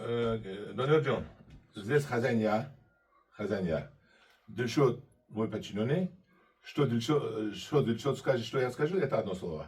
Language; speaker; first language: Russian; non-native, local second language; Tajik